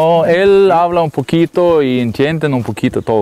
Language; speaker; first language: Spanish; non-native, learner; Danish